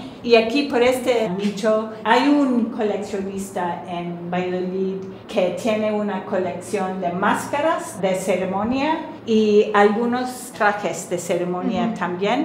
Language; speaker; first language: Spanish; non-native, fluent; English